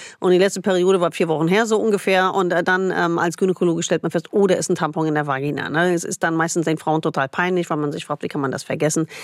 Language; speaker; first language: German; non-native, fluent; English